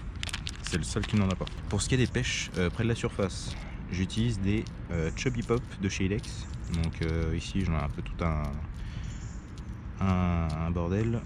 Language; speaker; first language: French; native; French